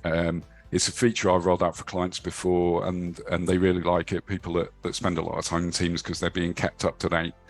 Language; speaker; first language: English; native; English